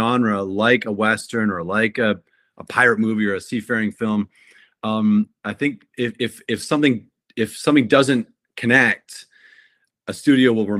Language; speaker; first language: English; native; English